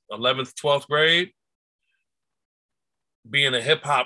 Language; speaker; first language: English; native; English